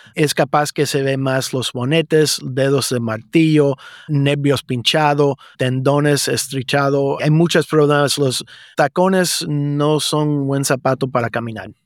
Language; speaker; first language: Spanish; early bilingual, heritage; Spanish